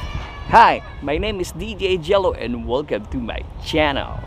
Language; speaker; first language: English; non-native, local second language; Filipino